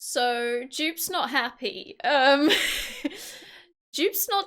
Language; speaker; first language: English; native; English